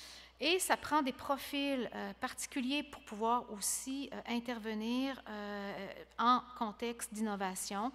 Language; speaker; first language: French; native; French